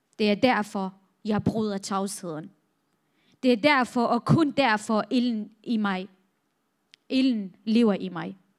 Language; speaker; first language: Danish; non-native, fluent; Central Kurdish